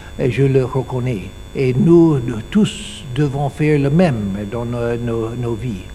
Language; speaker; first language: French; non-native, learner; English